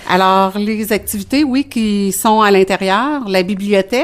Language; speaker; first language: French; native; French